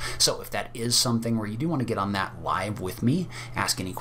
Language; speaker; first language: English; native; English